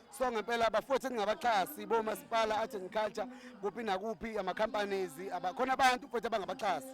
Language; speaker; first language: Zulu; native; Zulu